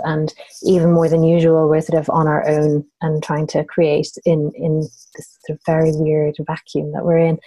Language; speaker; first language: English; native; English